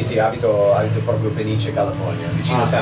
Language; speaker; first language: Italian; non-native, learner; English